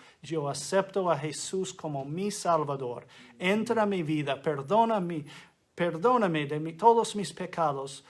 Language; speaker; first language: Spanish; non-native, fluent; English